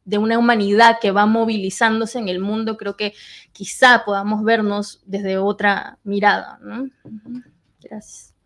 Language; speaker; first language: Spanish; native; Spanish